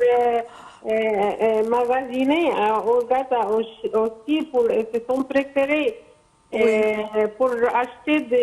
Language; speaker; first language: French; non-native, fluent; Arabic